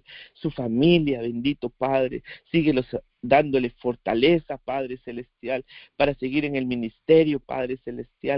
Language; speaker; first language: Spanish; native; Spanish